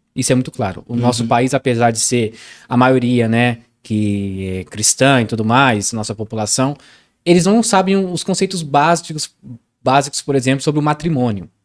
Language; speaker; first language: Portuguese; native; Portuguese